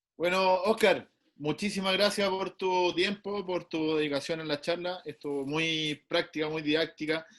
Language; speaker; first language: Spanish; native; Spanish